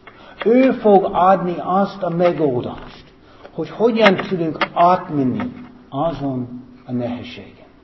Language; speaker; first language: Hungarian; non-native, fluent; English